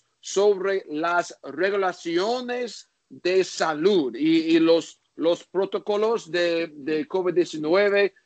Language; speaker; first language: Spanish; non-native, learner; English